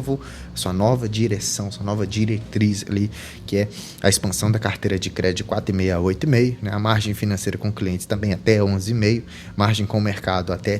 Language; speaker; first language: Portuguese; native; Portuguese